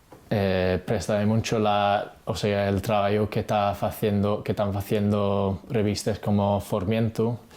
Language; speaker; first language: Spanish; non-native, fluent; English